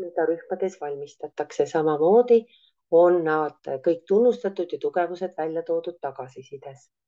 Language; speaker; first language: Estonian; native; Estonian